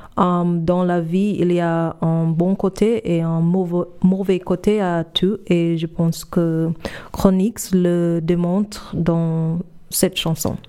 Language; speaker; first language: French; non-native, fluent; English